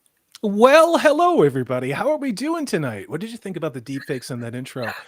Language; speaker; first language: English; native; English